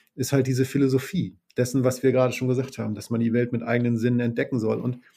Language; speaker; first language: German; native; German